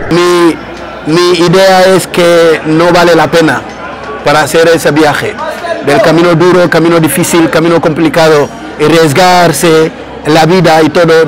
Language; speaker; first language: Spanish; non-native, fluent; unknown